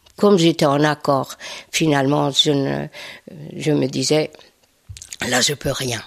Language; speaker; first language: French; non-native, fluent; Hungarian